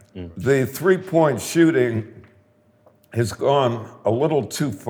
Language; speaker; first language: English; native; English